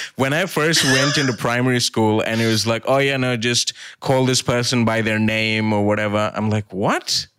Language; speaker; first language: English; early bilingual, other home language; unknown